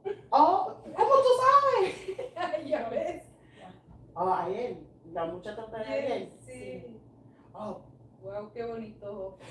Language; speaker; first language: Spanish; non-native, learner; English